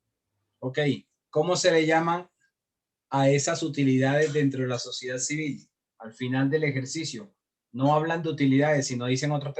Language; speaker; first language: Spanish; native; Spanish